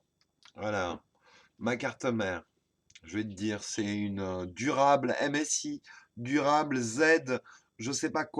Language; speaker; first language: French; native; French